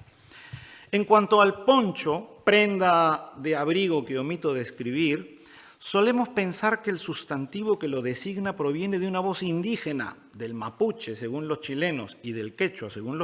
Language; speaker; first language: Spanish; native; Spanish